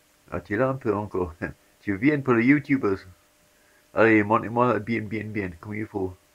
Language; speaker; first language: French; non-native, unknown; English